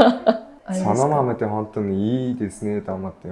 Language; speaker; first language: Japanese; non-native, learner; Mongolian